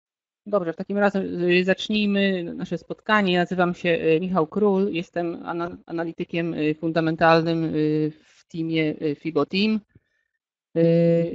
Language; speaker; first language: Polish; native; Polish